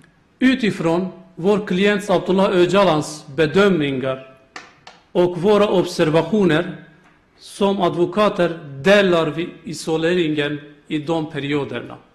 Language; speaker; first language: Swedish; non-native, learner; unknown